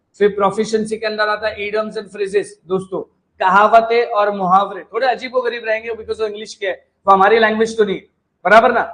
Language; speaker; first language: Hindi; non-native, local second language; Marathi